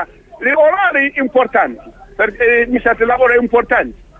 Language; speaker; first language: Italian; non-native, local second language; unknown